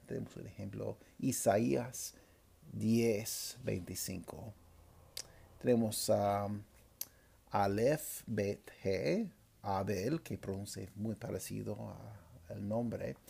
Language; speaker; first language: Spanish; non-native, fluent; English